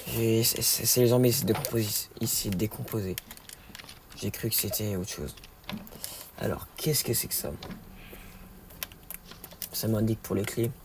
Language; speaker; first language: French; native; French